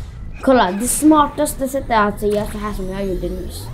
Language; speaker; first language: Swedish; early bilingual, other home language; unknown